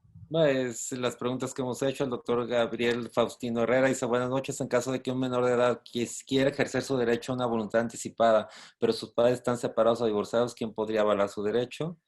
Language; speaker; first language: Spanish; native; Spanish